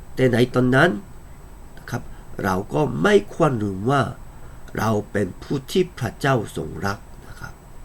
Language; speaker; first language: Thai; non-native, fluent; Korean